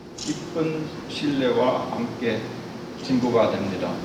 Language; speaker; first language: Korean; non-native, fluent; German